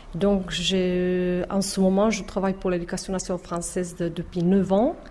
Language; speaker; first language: French; non-native, fluent; Czech